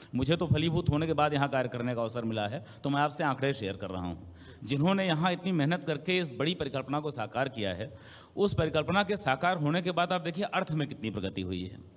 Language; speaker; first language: Hindi; native; Hindi